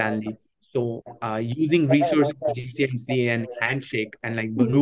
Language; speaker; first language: English; non-native, local second language; Hindi